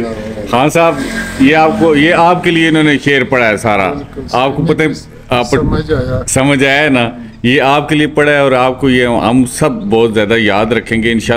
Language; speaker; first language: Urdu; non-native, local second language; Punjabi